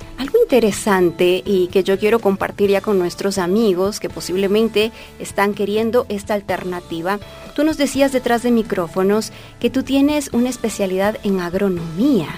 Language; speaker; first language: Spanish; native; Spanish